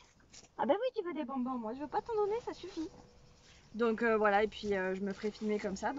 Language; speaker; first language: French; native; French